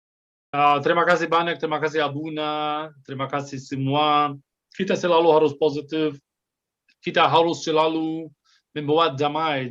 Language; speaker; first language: Indonesian; non-native, fluent; Arabic